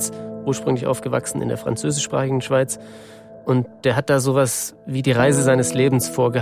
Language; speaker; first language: German; native; German